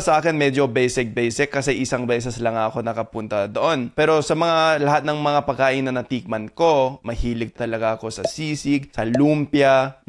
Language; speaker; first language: Filipino; non-native, fluent; English